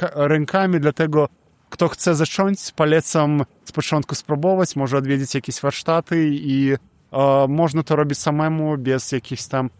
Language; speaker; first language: Polish; non-native, fluent; Belarusian